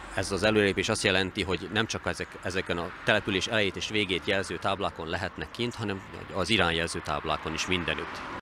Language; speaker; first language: Hungarian; native; Hungarian